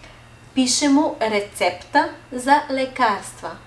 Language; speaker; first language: Bulgarian; non-native, fluent; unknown